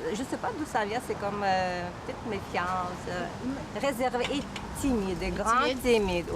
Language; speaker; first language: French; non-native, fluent; Russian